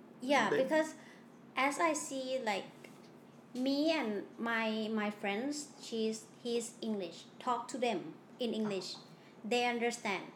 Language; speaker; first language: English; non-native, learner; Thai